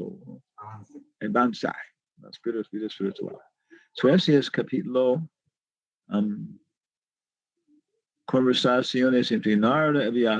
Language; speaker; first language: Spanish; non-native, learner; English